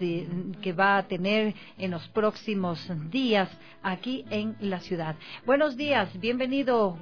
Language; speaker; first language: Spanish; native; Spanish